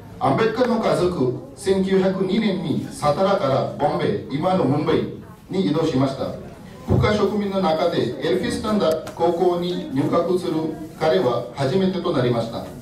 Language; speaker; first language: Japanese; non-native, fluent; Marathi